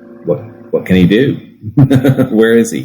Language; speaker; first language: English; native; English